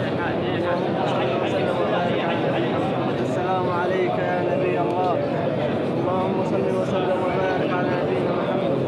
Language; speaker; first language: Arabic; native; Arabic